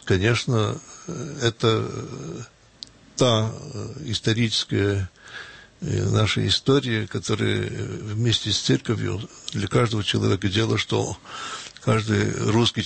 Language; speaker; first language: Russian; early bilingual, heritage; Russian